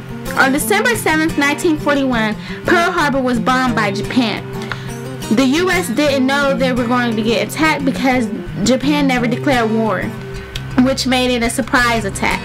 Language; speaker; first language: English; native; English